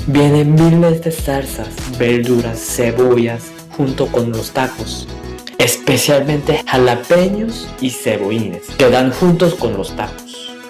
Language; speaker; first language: Spanish; non-native, fluent; Korean